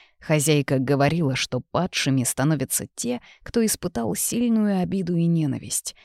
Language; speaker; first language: Russian; native; Russian